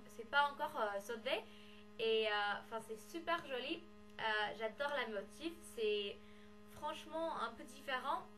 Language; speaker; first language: French; non-native, learner; English